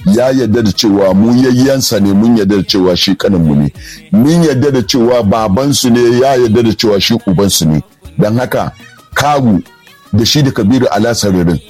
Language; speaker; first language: Hausa; native; Hausa